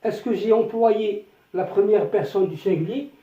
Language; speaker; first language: French; non-native, local second language; Arabic